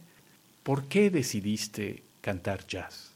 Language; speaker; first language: Spanish; native; Spanish